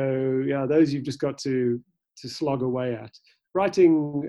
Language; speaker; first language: English; native; English